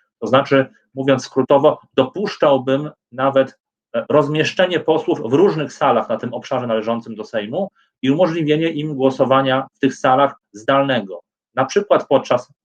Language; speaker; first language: Polish; native; Polish